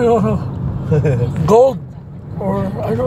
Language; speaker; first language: English; non-native, learner; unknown